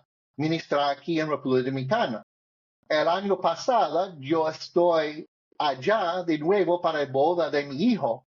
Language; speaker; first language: Spanish; non-native, learner; English